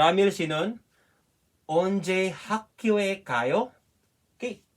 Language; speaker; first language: Korean; non-native, fluent; Filipino